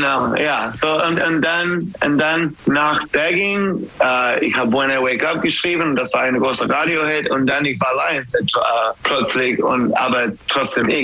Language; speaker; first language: German; non-native, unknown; English